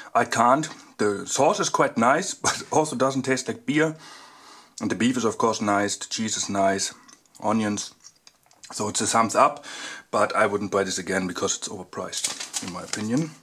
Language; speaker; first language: English; non-native, fluent; German